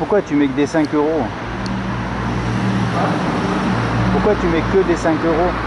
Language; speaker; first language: French; native; French